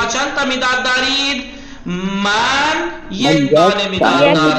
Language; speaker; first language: Persian; non-native, fluent; Urdu